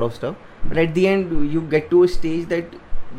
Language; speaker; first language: English; non-native, local second language; Hindi